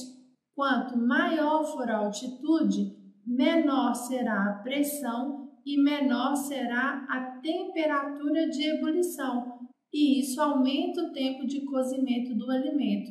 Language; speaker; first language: Portuguese; native; Portuguese